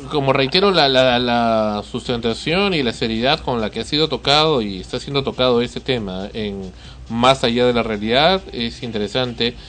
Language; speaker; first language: Spanish; native; Spanish